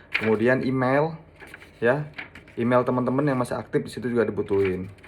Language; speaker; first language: Indonesian; native; Indonesian